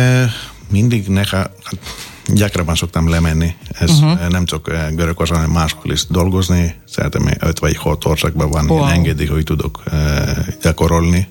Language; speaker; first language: Hungarian; non-native, fluent; Greek